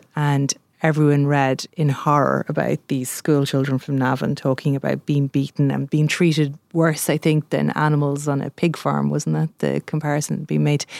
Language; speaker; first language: English; native; English